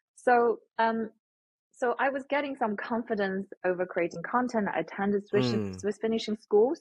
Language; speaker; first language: English; non-native, fluent; Chinese